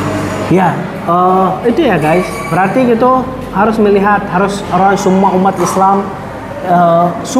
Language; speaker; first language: Indonesian; non-native, fluent; Arabic